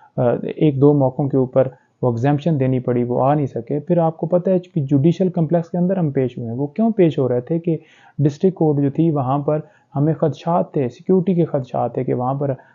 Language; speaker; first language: Urdu; native; Urdu